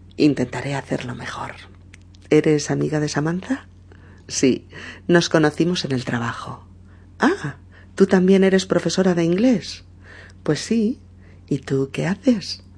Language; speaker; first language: Spanish; native; Spanish